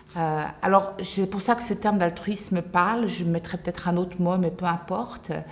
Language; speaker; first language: French; native; French